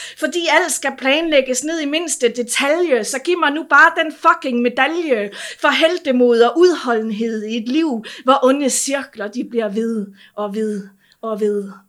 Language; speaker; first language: Danish; native; Danish